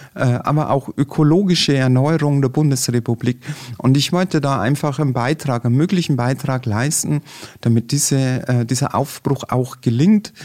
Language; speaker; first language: German; native; German